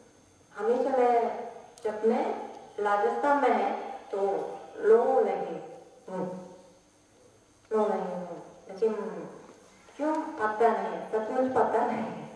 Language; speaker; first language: Hindi; non-native, learner; Japanese